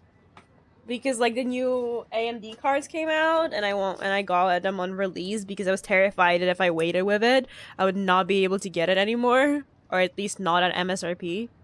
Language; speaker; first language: English; non-native, fluent; Polish